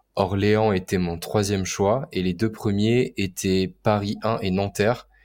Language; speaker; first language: French; native; French